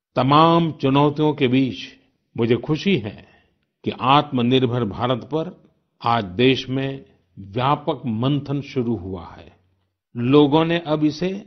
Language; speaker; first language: Hindi; non-native, local second language; Gujarati